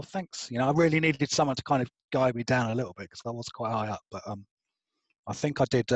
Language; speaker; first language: English; native; English